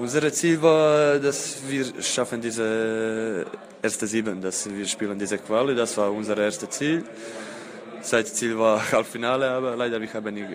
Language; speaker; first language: German; non-native, fluent; Croatian